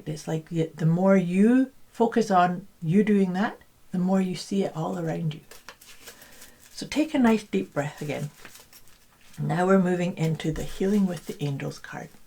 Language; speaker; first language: English; native; English